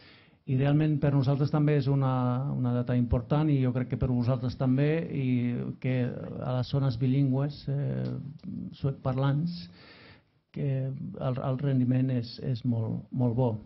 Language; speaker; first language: Catalan; non-native, fluent; Finnish